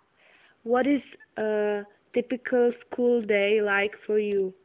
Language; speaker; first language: English; non-native, learner; Czech